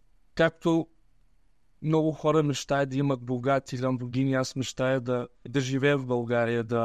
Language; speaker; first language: Bulgarian; early bilingual, heritage; Bulgarian